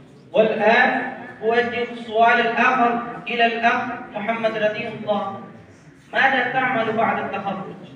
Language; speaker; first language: Arabic; non-native, learner; Urdu